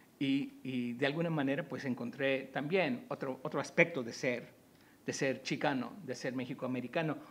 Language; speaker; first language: Spanish; early bilingual, heritage; Spanish